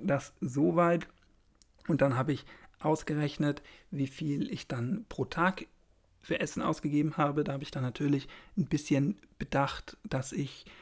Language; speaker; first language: German; native; German